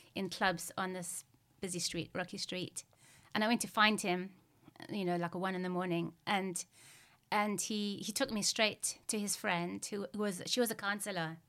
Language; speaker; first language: English; native; English